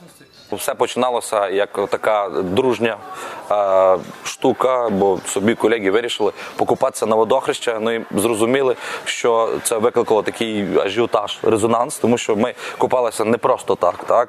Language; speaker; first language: Ukrainian; native; Ukrainian